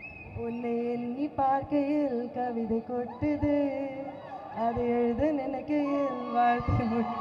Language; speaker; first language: Tamil; native; Tamil